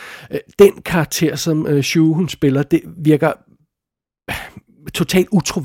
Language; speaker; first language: Danish; native; Danish